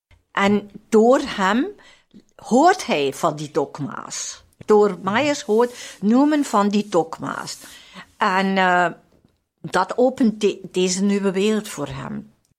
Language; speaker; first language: Dutch; non-native, fluent; German